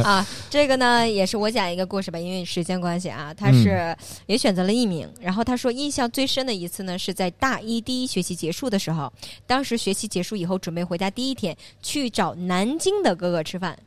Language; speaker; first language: Chinese; native; Chinese